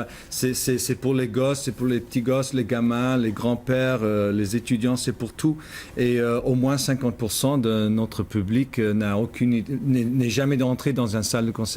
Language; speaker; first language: French; non-native, fluent; English